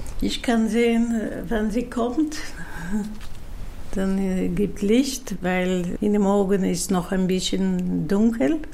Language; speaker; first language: German; non-native, fluent; Dutch